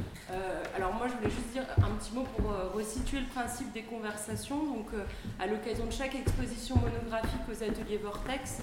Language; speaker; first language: French; native; French